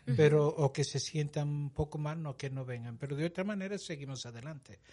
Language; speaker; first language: Spanish; native; Spanish